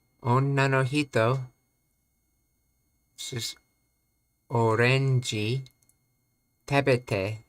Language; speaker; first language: Japanese; non-native, learner; English